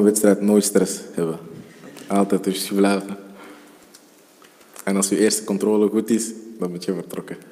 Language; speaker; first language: Dutch; early bilingual, other home language; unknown